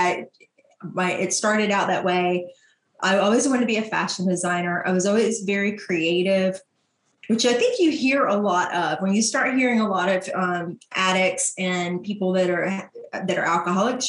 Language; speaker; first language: English; native; English